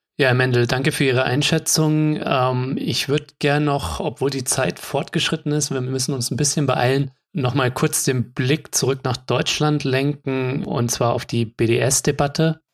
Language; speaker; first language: German; native; German